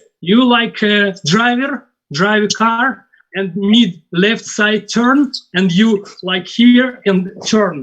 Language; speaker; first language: English; non-native, learner; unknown